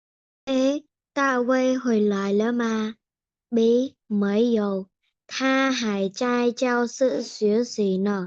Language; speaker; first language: Chinese; non-native, learner; Khmer